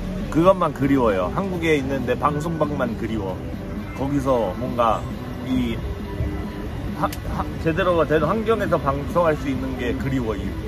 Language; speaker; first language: Korean; native; Korean